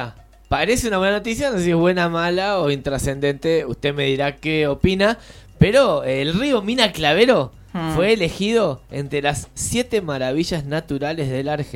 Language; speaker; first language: Spanish; native; Spanish